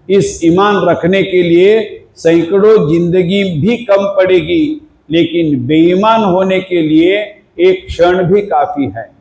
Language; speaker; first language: Hindi; non-native, local second language; Marathi